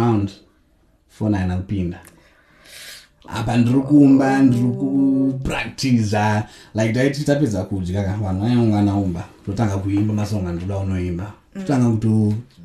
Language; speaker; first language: English; non-native, local second language; Shona